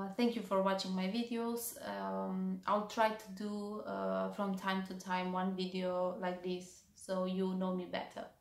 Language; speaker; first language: English; non-native, fluent; Romanian